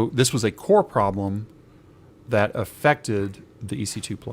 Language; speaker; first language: English; native; English